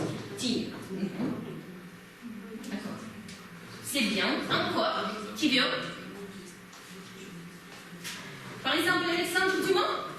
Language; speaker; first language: French; non-native, fluent; Russian